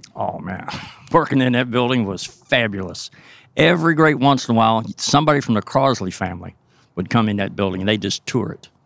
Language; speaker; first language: English; native; English